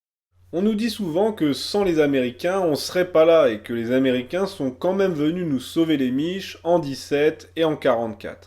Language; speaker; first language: French; native; French